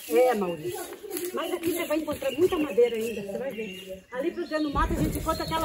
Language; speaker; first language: Portuguese; native; Portuguese